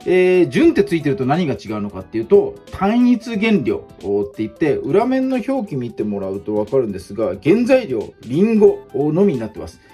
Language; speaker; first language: Japanese; native; Japanese